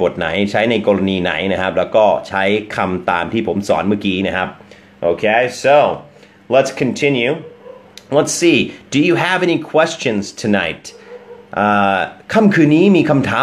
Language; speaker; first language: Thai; non-native, fluent; English